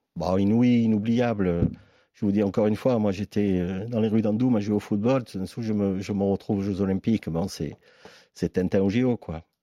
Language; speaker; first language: French; native; French